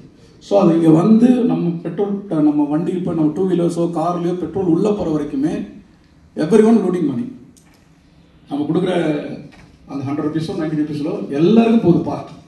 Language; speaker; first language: Tamil; native; Tamil